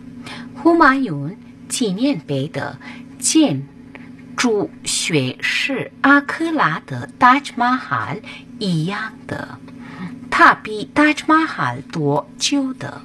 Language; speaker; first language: Chinese; non-native, fluent; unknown